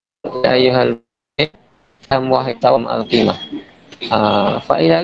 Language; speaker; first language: Arabic; non-native, fluent; Indonesian